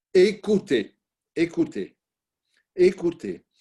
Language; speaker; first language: French; non-native, learner; Italian